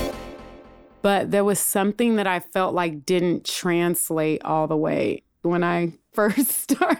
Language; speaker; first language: English; native; English